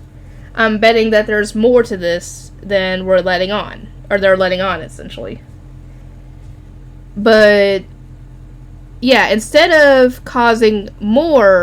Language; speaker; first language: English; native; English